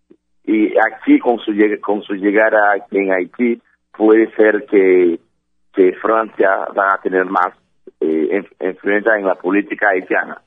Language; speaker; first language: Spanish; non-native, fluent; Haitian Creole